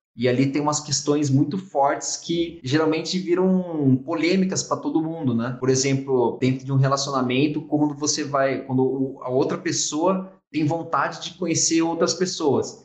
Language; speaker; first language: Portuguese; native; Portuguese